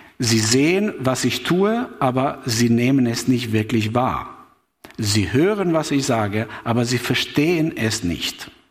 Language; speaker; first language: German; non-native, fluent; Albanian